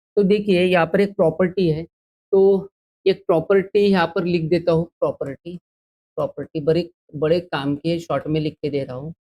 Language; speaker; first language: Hindi; non-native, local second language; Marathi